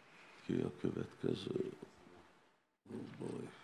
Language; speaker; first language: Hungarian; non-native, learner; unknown